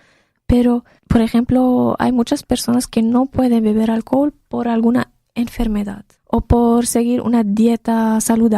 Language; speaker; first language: Spanish; non-native, fluent; Arabic